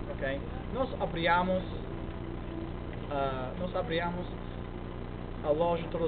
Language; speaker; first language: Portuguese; non-native, learner; English